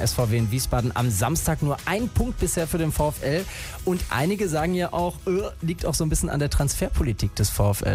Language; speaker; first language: German; native; German